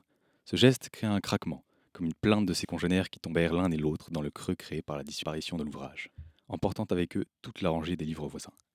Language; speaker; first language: French; native; French